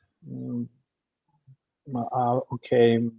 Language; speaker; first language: English; non-native, learner; Spanish